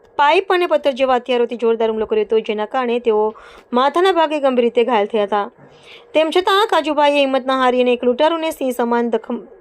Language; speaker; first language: Gujarati; native; Gujarati